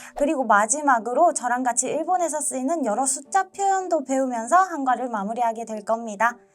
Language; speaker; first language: Korean; native; Korean